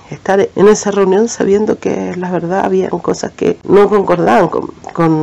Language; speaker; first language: Spanish; native; Spanish